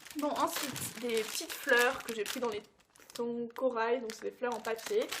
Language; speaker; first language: French; early bilingual, other home language; Portuguese